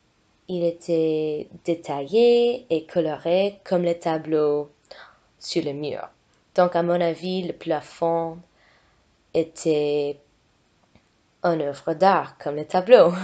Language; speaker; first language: French; non-native, fluent; English